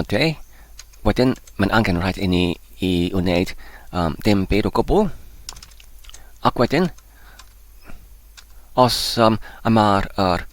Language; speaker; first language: Welsh; non-native, learner; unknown